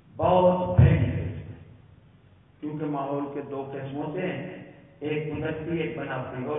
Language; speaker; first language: Urdu; non-native, local second language; Punjabi